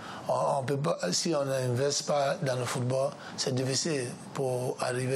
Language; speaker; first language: French; non-native, learner; English